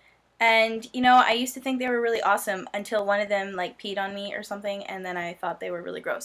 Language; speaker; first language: English; native; English